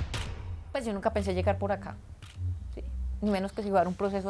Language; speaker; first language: Spanish; native; Spanish